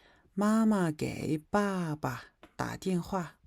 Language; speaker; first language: Chinese; non-native, fluent; Mongolian